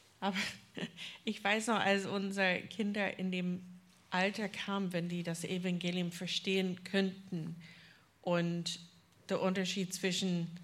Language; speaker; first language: German; non-native, fluent; English